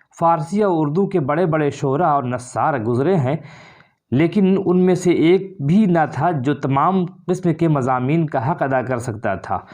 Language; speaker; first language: Urdu; native; Urdu